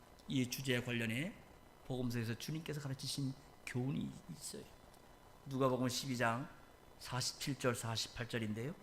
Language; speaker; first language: Korean; native; Korean